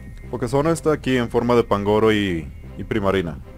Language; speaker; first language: Spanish; native; Spanish